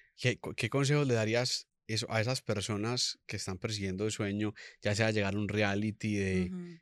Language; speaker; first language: Spanish; native; Spanish